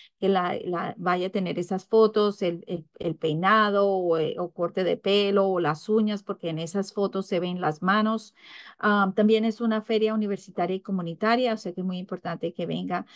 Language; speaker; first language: Spanish; early bilingual, heritage; English